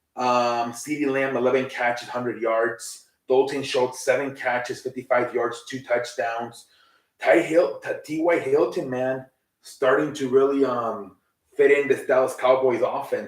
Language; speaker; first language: English; native; English